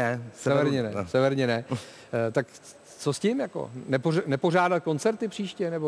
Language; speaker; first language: Czech; native; Czech